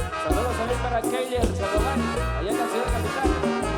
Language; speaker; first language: Spanish; native; Spanish